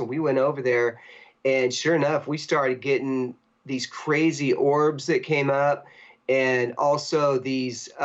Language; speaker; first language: English; native; English